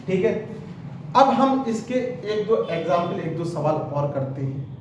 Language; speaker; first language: Hindi; native; Hindi